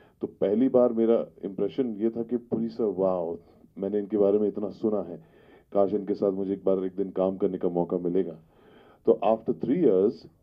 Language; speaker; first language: Hindi; native; Hindi